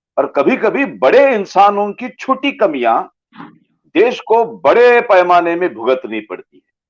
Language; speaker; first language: Hindi; non-native, local second language; Marathi